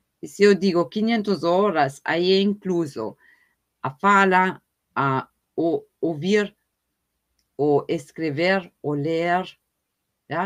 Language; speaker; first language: Portuguese; non-native, fluent; German